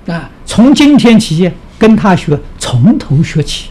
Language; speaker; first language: Chinese; native; Chinese